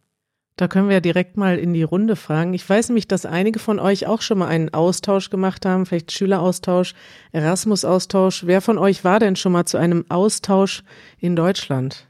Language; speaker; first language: German; native; German